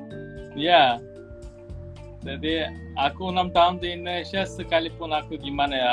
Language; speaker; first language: Indonesian; non-native, fluent; Turkish